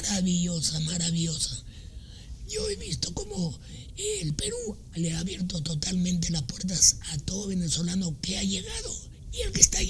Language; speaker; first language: Spanish; native; Spanish